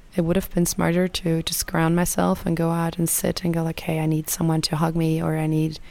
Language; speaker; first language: English; non-native, fluent; German